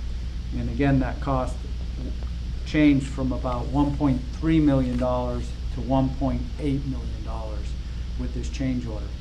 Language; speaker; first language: English; native; English